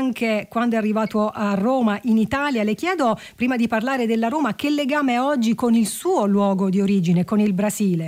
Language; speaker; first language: Italian; native; Italian